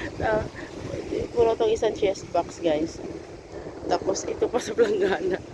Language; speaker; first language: Filipino; non-native, local second language; Masbatenyo